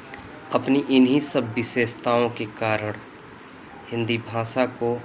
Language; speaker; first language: Hindi; native; Hindi